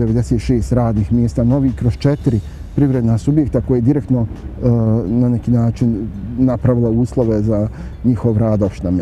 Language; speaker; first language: Bosnian; native; Bosnian